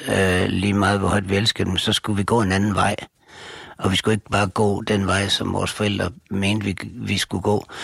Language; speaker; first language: Danish; native; Danish